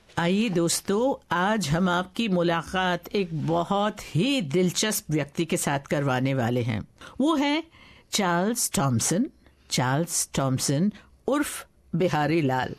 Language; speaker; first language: Hindi; native; Hindi